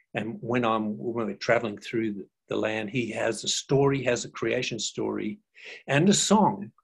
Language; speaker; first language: English; native; English